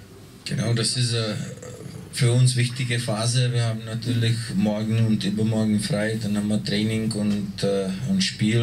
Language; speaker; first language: German; non-native, fluent; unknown